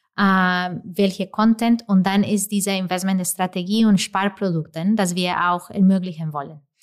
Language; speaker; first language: German; non-native, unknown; Spanish